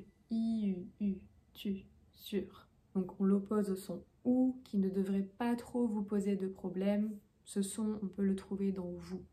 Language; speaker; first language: French; native; French